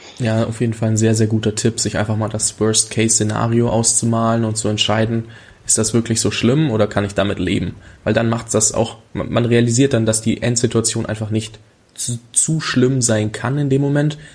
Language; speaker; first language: German; native; German